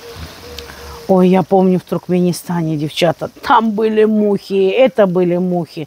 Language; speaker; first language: Russian; native; Russian